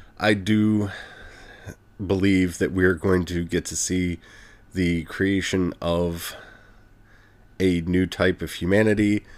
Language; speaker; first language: English; native; English